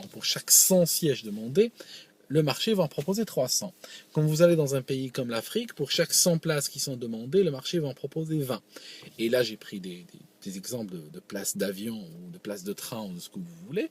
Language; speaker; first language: French; non-native, local second language; Arabic